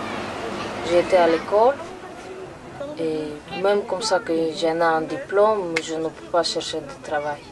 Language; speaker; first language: French; non-native, learner; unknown